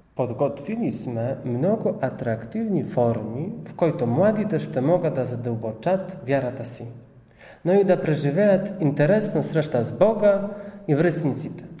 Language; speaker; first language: Bulgarian; non-native, fluent; Polish